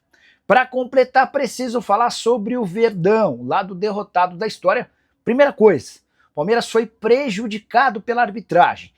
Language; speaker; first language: Portuguese; native; Portuguese